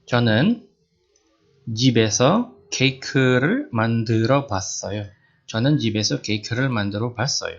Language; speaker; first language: Korean; non-native, fluent; Indonesian